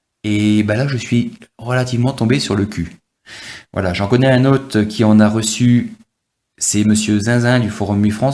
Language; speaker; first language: French; native; French